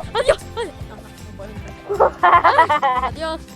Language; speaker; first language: Spanish; native; Spanish